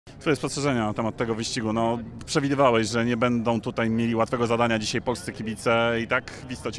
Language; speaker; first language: Polish; native; Polish